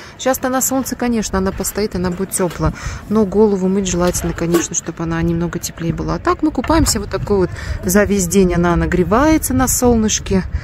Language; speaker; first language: Russian; native; Russian